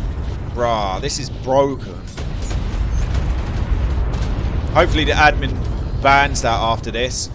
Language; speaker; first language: English; native; English